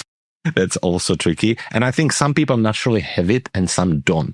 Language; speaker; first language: English; non-native, fluent; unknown